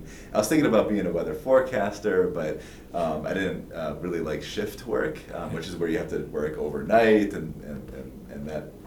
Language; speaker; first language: English; native; English